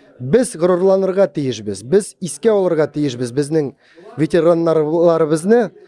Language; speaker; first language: Tatar; native; Tatar